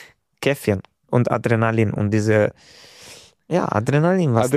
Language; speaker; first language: German; non-native, fluent; Hungarian